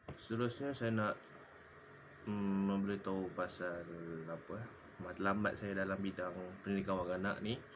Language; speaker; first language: Malay; native; Malay